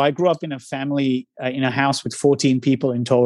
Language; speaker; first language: English; non-native, local second language; Sinhala